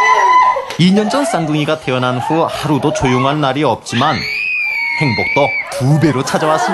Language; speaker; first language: Korean; native; Korean